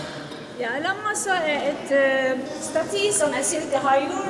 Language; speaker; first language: Swedish; non-native, fluent; Assyrian Neo-Aramaic